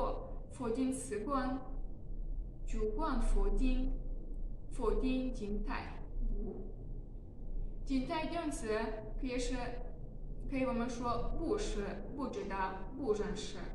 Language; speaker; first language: Chinese; non-native, learner; Tajik